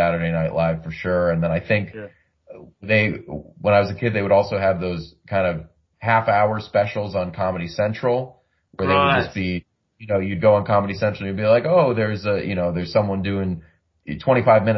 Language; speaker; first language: English; native; English